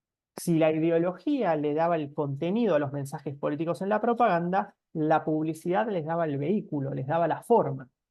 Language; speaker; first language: Spanish; native; Spanish